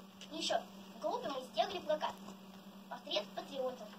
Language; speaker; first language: Russian; native; Russian